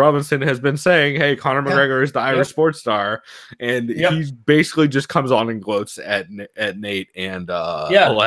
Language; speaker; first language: English; native; English